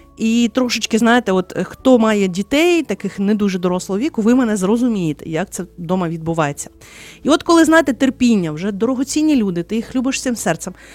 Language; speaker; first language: Ukrainian; native; Ukrainian